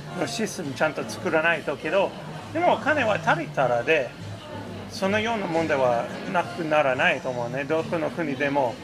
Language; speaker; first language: Japanese; non-native, fluent; English